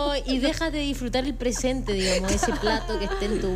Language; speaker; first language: Spanish; native; Spanish